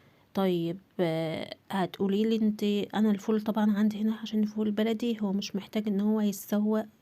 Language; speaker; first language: Arabic; native; Arabic